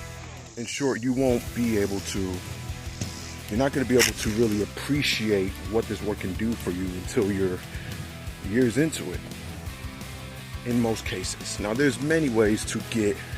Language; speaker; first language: English; native; English